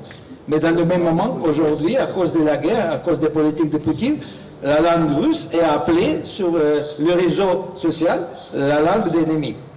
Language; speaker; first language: French; non-native, fluent; Russian